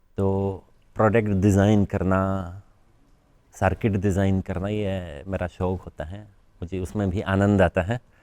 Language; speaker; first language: Hindi; non-native, fluent; Polish